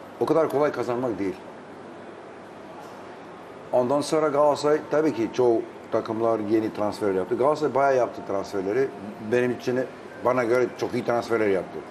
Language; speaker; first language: Turkish; non-native, fluent; Albanian